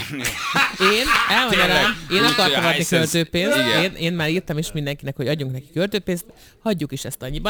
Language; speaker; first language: Hungarian; native; Hungarian